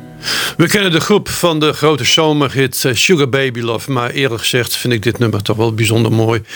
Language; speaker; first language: Dutch; native; Dutch